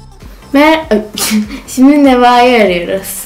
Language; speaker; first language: Turkish; native; Turkish